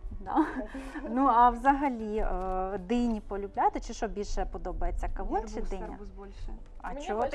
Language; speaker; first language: Ukrainian; native; Ukrainian